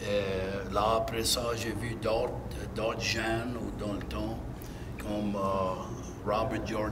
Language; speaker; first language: French; non-native, local second language; English